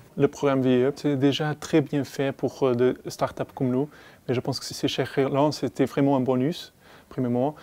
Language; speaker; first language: French; non-native, fluent; Portuguese